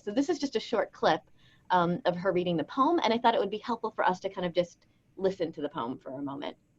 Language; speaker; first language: English; native; English